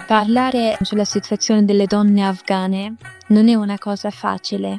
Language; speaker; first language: Italian; non-native, fluent; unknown